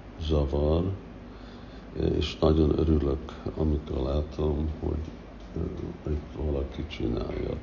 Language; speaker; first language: Hungarian; early bilingual, heritage; Hungarian